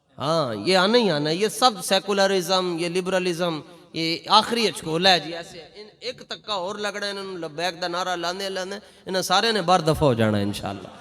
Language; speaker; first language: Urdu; non-native, local second language; Punjabi